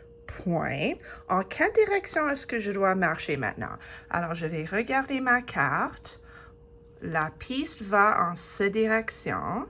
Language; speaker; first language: French; non-native, fluent; English